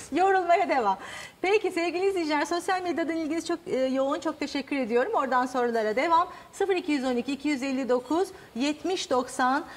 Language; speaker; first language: Turkish; native; Turkish